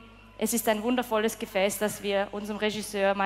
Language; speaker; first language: German; native; German